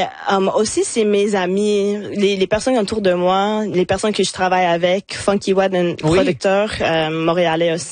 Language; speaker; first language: French; non-native, local second language; English